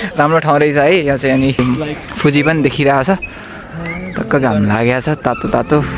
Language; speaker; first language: Nepali; non-native, local second language; Rana Tharu